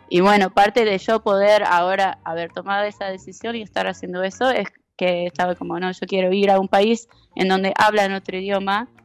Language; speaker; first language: Spanish; non-native, fluent; English